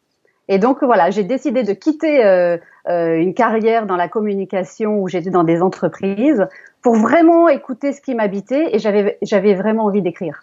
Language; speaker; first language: French; native; French